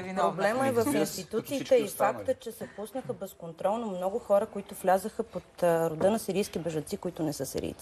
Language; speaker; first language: Bulgarian; native; Bulgarian